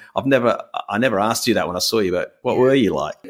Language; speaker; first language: English; native; English